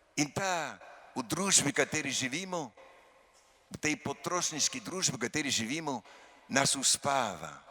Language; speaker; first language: Slovenian; early bilingual, heritage; Slovenian